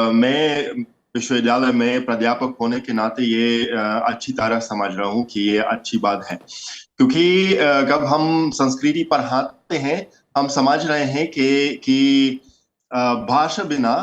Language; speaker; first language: Hindi; non-native, fluent; Russian